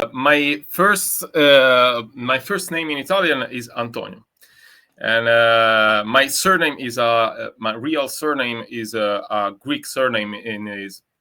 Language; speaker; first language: English; non-native, learner; Italian